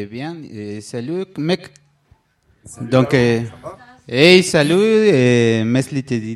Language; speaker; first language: French; non-native, learner; Spanish